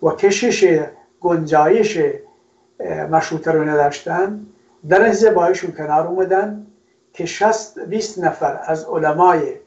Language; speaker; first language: Persian; non-native, local second language; Kurdish